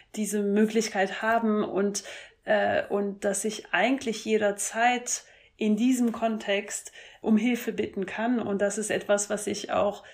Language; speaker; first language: German; non-native, fluent; French